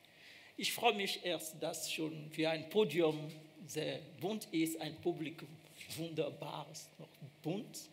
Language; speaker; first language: German; non-native, fluent; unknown